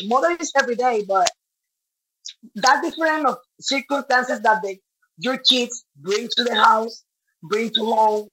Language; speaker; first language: English; non-native, learner; Spanish